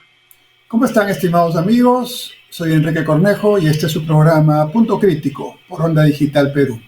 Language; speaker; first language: Spanish; native; Spanish